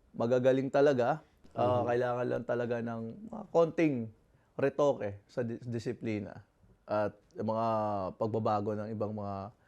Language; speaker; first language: Filipino; non-native, local second language; Bikol